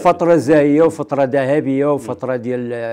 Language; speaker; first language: Arabic; native; Arabic